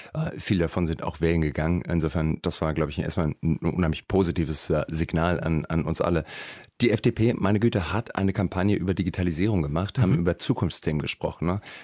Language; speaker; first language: German; native; German